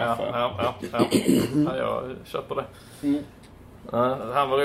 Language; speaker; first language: Swedish; native; Swedish